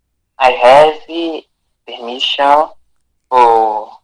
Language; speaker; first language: English; non-native, learner; Portuguese